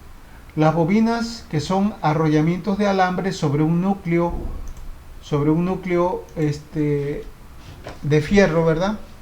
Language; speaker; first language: Spanish; native; Spanish